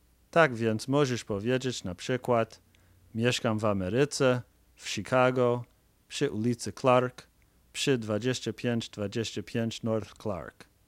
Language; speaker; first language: Polish; non-native, fluent; English